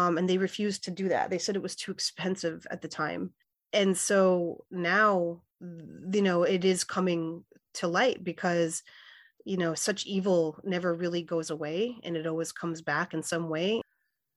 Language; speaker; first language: English; native; English